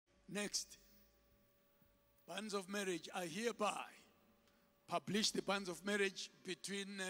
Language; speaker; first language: English; non-native, local second language; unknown